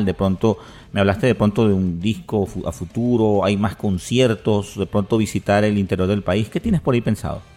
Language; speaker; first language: Spanish; native; Spanish